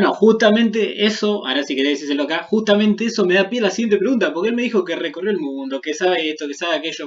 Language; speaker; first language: Spanish; native; Spanish